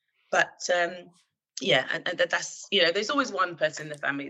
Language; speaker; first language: English; native; English